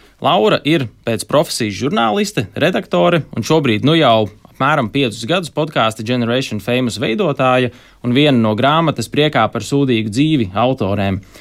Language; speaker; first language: Latvian; native; Latvian